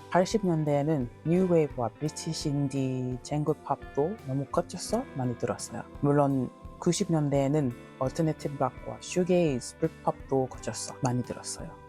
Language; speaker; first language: Korean; non-native, learner; English